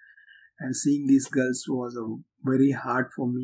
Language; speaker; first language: English; non-native, local second language; Hindi